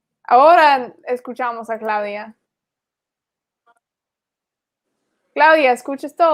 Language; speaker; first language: Spanish; non-native, fluent; English